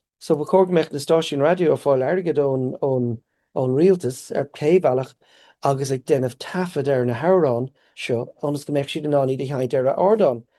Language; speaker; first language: Irish; native; Irish